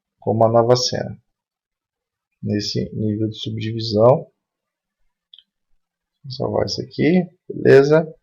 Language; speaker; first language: Portuguese; native; Portuguese